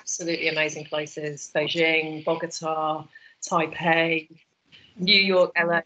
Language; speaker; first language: English; native; English